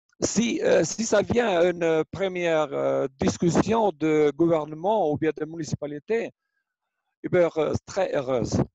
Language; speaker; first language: French; non-native, learner; Albanian